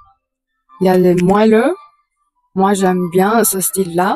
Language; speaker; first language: French; non-native, fluent; Chinese